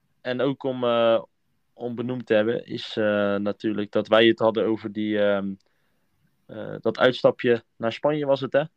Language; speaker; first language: Dutch; native; Dutch